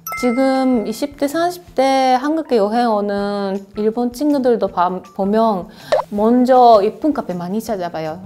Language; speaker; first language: Korean; non-native, fluent; Japanese